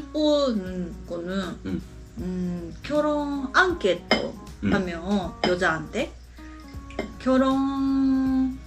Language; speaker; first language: Korean; non-native, learner; Japanese